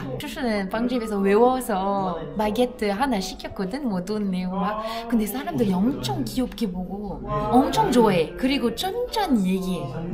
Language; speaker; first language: Korean; non-native, fluent; French